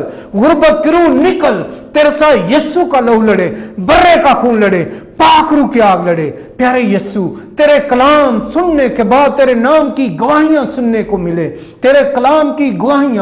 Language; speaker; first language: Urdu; non-native, local second language; Punjabi